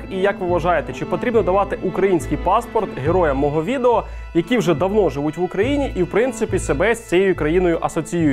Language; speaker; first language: Ukrainian; native; Ukrainian